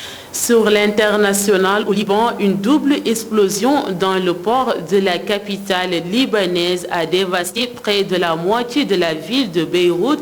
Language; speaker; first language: French; non-native, local second language; Wolof